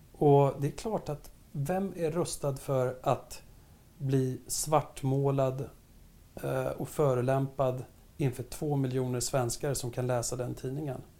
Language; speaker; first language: Swedish; early bilingual, other home language; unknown